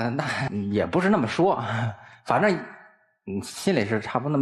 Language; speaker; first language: Chinese; native; Chinese